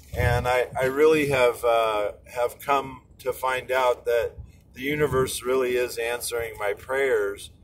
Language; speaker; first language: English; native; English